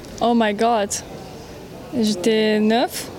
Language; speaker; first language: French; non-native, learner; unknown